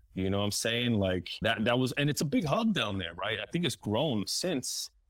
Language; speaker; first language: English; early bilingual, other home language; Spanish